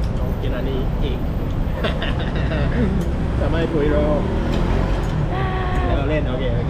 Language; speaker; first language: Thai; non-native, fluent; English